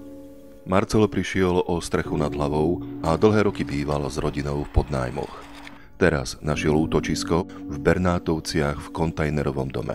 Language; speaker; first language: Slovak; native; Slovak